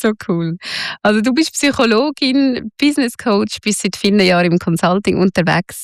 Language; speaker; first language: German; native; German